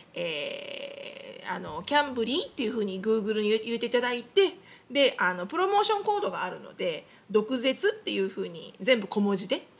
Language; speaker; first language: Japanese; native; Japanese